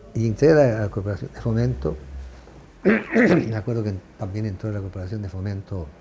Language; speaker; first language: Spanish; native; Spanish